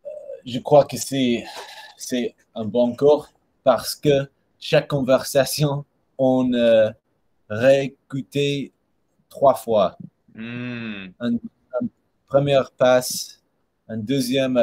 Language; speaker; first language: French; non-native, learner; English